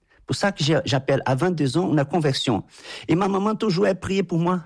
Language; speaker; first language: French; non-native, fluent; Portuguese